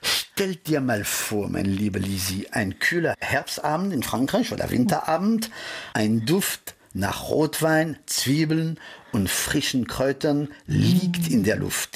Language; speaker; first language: German; early bilingual, heritage; French